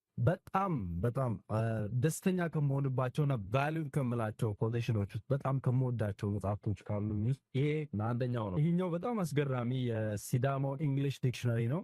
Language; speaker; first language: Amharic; non-native, local second language; Sidamo